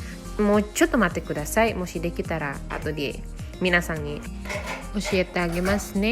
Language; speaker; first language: Japanese; non-native, fluent; Indonesian